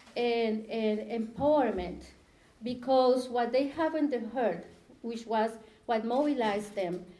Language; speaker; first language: English; non-native, fluent; Spanish